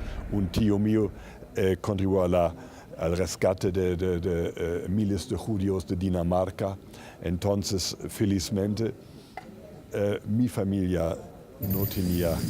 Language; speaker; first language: Spanish; non-native, fluent; German